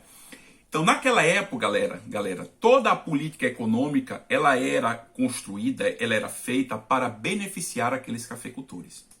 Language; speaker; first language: Portuguese; native; Portuguese